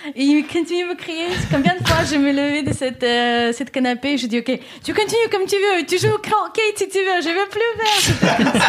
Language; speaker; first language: French; non-native, fluent; English